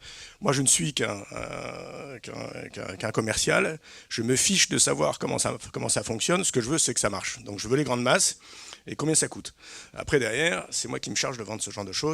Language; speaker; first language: French; native; French